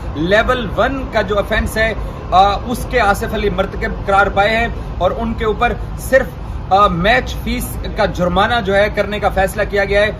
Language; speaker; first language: Urdu; native; Urdu